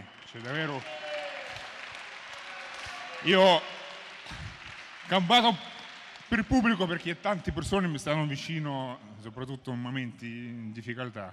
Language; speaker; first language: Italian; non-native, learner; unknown